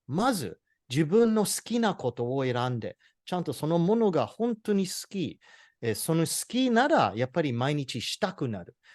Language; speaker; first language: Japanese; non-native, fluent; English